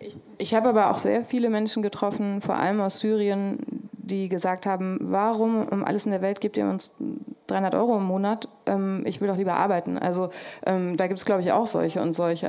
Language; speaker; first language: German; native; German